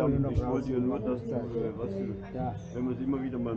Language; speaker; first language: German; native; German